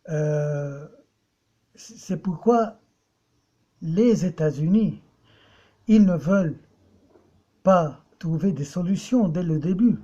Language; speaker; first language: French; non-native, local second language; Arabic